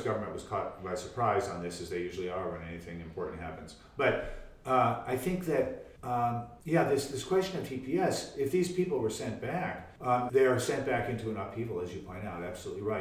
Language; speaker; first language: English; native; English